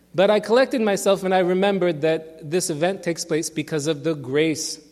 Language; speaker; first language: English; early bilingual, other home language; Armenian